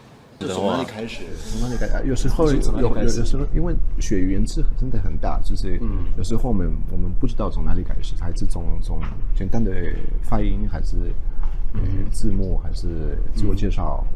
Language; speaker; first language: Chinese; non-native, fluent; Spanish